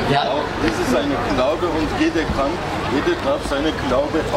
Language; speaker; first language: German; non-native, learner; Turkish